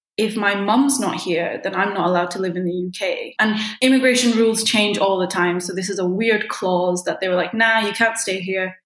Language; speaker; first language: English; early bilingual, other home language; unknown